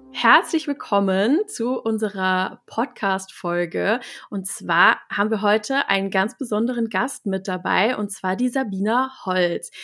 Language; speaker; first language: German; native; German